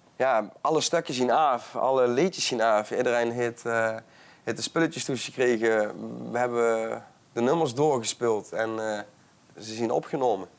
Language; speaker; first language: Dutch; native; Dutch